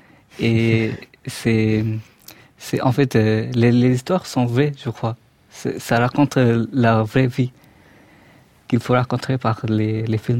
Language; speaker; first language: French; non-native, fluent; Bangla